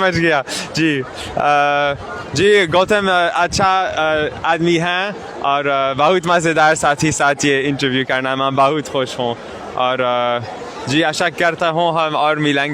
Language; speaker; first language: Hindi; non-native, learner; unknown